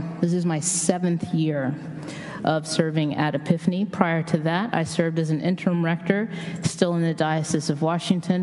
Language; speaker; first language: English; native; English